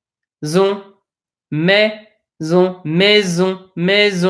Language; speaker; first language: French; non-native, fluent; English